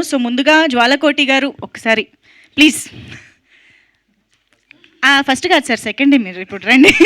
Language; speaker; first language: Telugu; native; Telugu